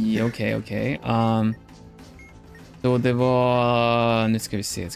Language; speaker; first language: Swedish; non-native, learner; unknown